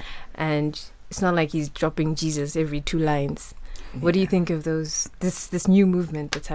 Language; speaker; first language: English; non-native, local second language; Shona